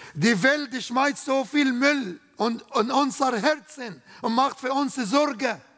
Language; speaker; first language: German; non-native, learner; Arabic